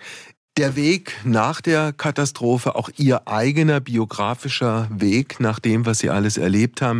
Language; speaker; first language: German; native; German